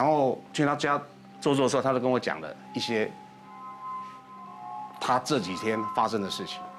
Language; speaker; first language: Chinese; native; Chinese